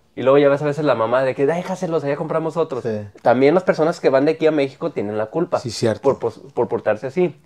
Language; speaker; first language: Spanish; native; Spanish